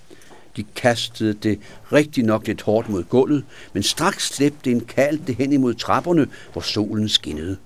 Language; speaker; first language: Danish; native; Danish